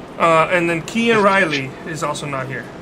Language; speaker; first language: English; native; English